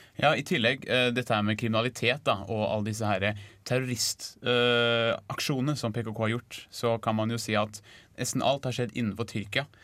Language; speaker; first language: Norwegian; native; Norwegian